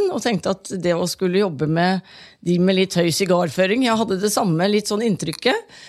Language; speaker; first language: Norwegian; native; Norwegian